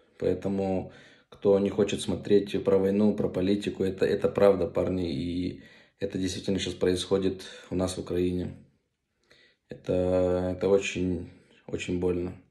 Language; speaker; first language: Russian; native; Russian